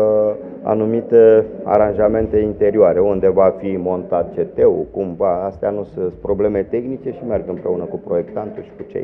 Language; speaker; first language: Romanian; native; Romanian